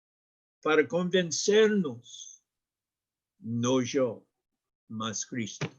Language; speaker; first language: Spanish; non-native, learner; English